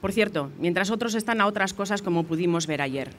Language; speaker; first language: Spanish; non-native, local second language; Basque